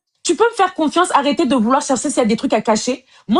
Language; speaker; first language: French; native; French